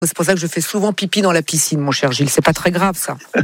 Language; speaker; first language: French; native; French